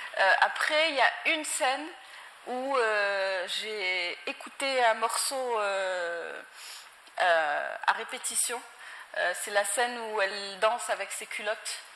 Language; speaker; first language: French; non-native, local second language; Arabic